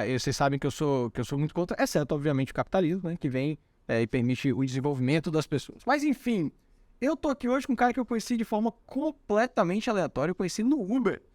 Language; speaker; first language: Portuguese; native; Portuguese